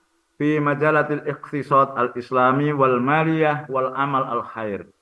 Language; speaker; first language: Arabic; non-native, fluent; Indonesian